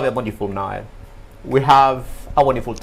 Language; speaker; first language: English; non-native, learner; Indonesian